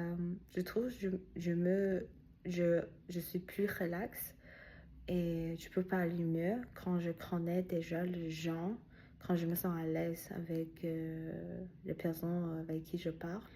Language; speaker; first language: French; non-native, learner; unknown